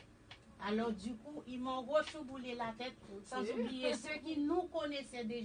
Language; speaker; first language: French; native; French